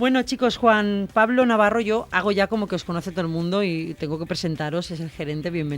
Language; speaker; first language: Spanish; native; Spanish